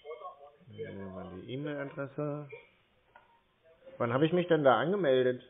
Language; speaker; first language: German; native; German